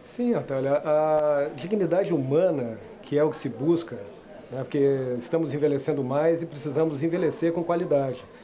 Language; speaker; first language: Portuguese; native; Portuguese